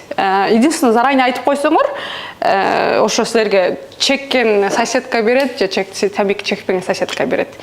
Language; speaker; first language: Kyrgyz; native; Kyrgyz